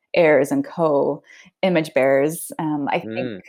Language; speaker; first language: English; early bilingual, other home language; Swedish